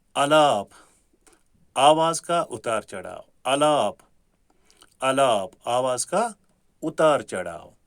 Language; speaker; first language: Urdu; non-native, local second language; Kashmiri